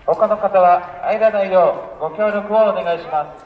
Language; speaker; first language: Japanese; native; Japanese